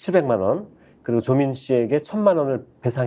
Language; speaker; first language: Korean; native; Korean